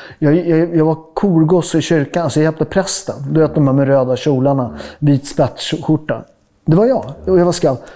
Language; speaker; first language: Swedish; native; Swedish